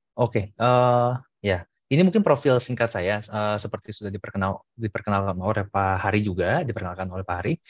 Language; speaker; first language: Indonesian; native; Indonesian